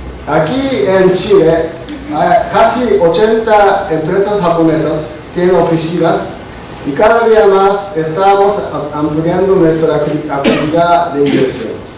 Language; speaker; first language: Spanish; non-native, fluent; Japanese